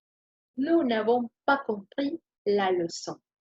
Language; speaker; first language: French; non-native, fluent; Spanish